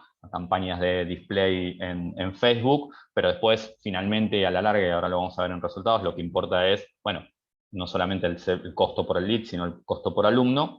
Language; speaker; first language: Spanish; native; Spanish